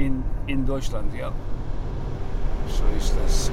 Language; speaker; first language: German; non-native, learner; Turkish